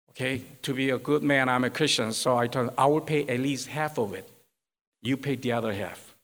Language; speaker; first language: English; non-native, fluent; Korean